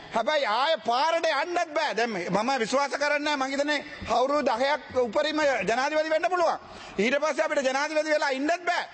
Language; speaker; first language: Sinhala; non-native, local second language; Tamil